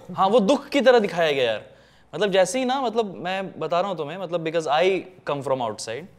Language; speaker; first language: Hindi; native; Hindi